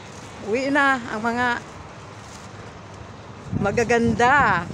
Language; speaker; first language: Filipino; non-native, local second language; Cebuano